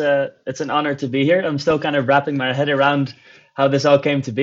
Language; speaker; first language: English; non-native, fluent; Dutch